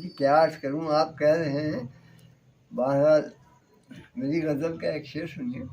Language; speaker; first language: Urdu; native; Urdu